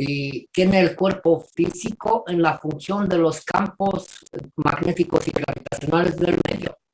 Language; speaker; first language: Spanish; non-native, fluent; Romanian